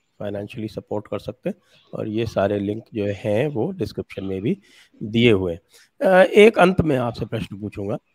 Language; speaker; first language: Hindi; native; Hindi